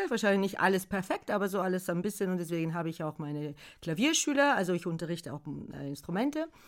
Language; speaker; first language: German; non-native, fluent; Bulgarian